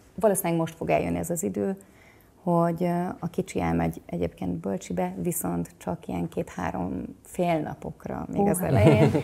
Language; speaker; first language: Hungarian; native; Hungarian